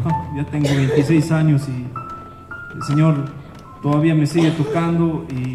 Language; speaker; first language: Spanish; native; Spanish